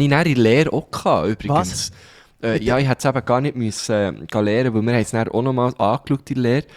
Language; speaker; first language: German; native; German